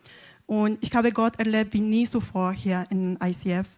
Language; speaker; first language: German; non-native, fluent; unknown